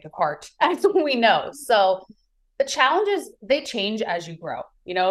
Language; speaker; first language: English; native; English